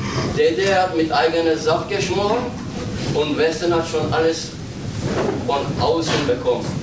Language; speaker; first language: German; non-native, fluent; Turkish